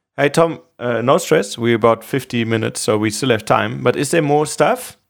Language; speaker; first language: English; non-native, fluent; German